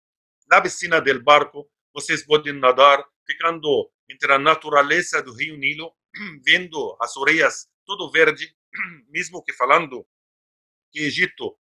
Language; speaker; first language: Portuguese; non-native, fluent; Arabic